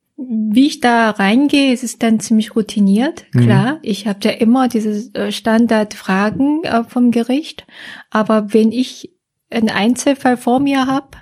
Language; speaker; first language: German; non-native, fluent; Korean